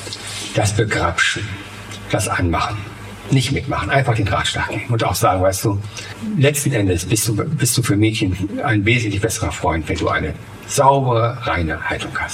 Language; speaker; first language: German; native; German